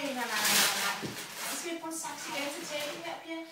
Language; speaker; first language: Danish; native; Danish